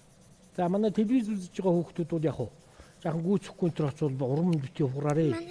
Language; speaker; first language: Mongolian; native; Mongolian